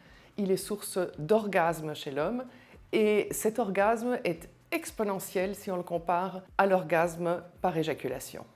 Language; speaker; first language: French; native; French